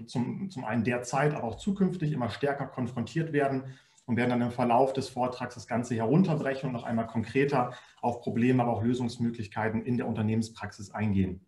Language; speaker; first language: German; native; German